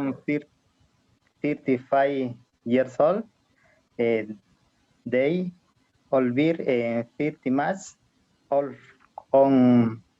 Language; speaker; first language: English; non-native, learner; Spanish